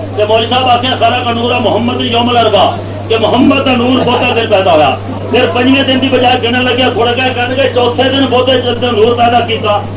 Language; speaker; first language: Urdu; non-native, local second language; Punjabi